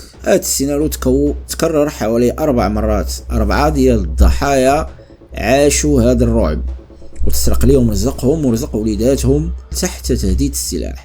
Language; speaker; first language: Arabic; native; Arabic